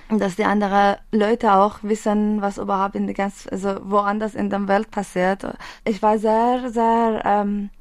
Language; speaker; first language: German; non-native, fluent; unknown